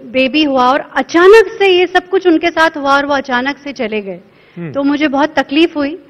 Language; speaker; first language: Hindi; native; Hindi